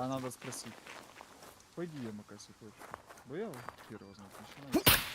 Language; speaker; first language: Russian; native; Russian